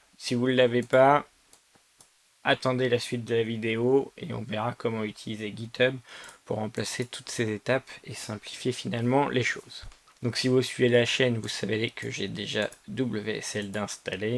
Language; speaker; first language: French; native; French